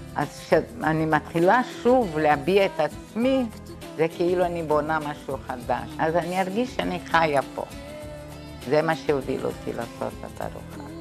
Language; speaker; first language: Hebrew; non-native, fluent; Portuguese